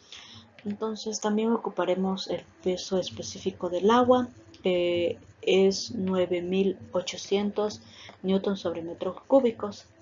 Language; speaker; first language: Spanish; native; Spanish